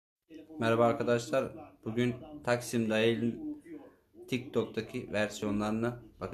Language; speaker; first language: Turkish; native; Turkish